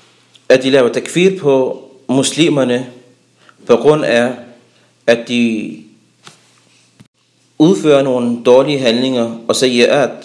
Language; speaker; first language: Danish; early bilingual, other home language; Arabic